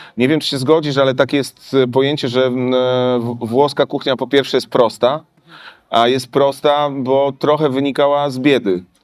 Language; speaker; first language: Polish; native; Polish